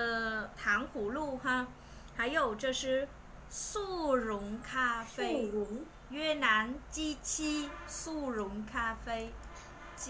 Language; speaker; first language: Chinese; non-native, fluent; Vietnamese